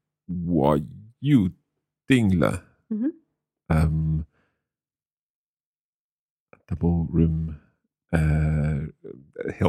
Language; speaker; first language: Chinese; non-native, learner; English